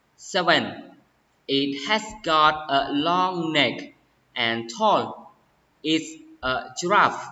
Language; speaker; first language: English; non-native, learner; Khmer